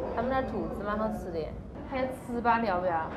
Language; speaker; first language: Chinese; native; Chinese